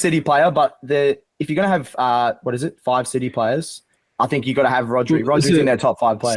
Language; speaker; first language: English; native; English